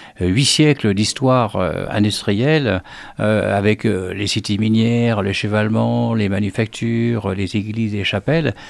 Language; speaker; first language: French; native; French